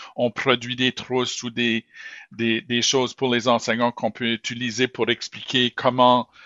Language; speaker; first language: French; native; French